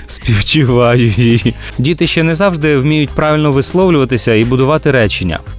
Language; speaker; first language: Ukrainian; native; Ukrainian